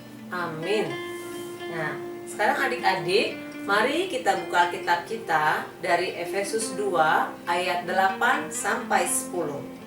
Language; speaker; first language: Indonesian; native; Indonesian